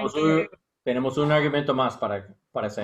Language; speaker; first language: Spanish; non-native, learner; English